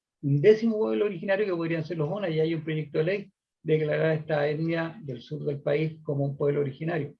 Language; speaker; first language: Spanish; native; Spanish